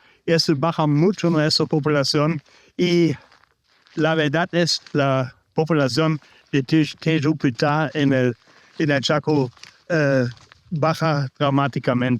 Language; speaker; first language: Spanish; non-native, learner; German